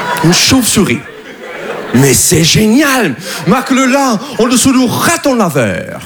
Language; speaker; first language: French; non-native, fluent; English